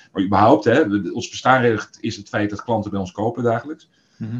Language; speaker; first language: Dutch; native; Dutch